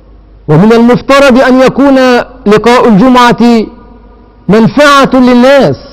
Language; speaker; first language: Arabic; native; Arabic